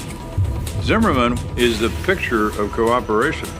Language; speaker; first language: English; native; English